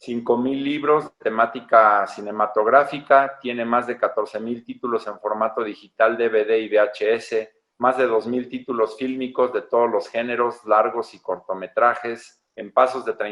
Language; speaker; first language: Spanish; native; Spanish